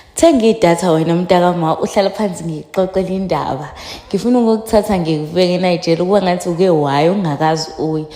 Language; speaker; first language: Zulu; native; Zulu